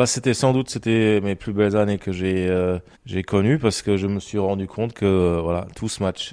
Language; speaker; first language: French; non-native, fluent; German